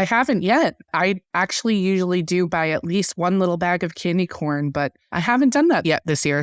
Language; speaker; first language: English; native; English